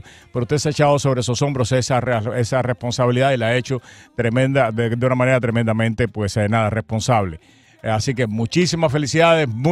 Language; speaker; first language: Spanish; native; Spanish